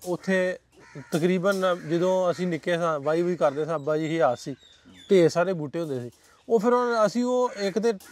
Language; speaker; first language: Punjabi; native; Punjabi